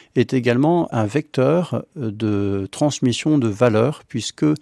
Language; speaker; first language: French; native; French